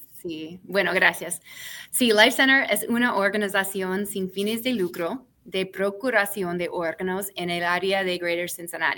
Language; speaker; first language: Spanish; non-native, fluent; English